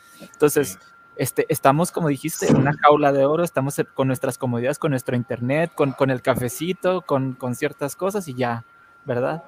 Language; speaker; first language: Spanish; native; Spanish